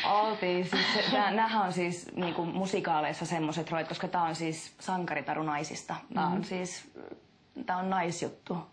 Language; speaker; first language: Finnish; native; Finnish